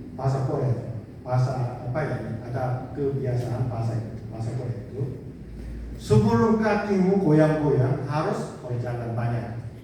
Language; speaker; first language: Indonesian; non-native, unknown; Korean